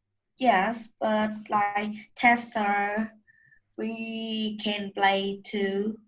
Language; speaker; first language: English; non-native, learner; Vietnamese